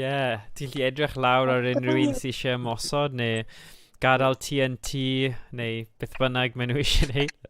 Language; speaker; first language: Welsh; native; Welsh